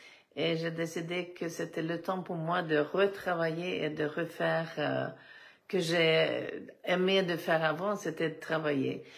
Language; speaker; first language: French; non-native, fluent; Swedish